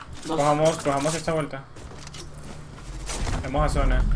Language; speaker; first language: Spanish; native; Spanish